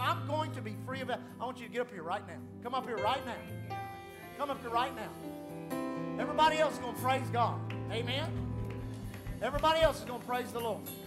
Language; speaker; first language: English; native; English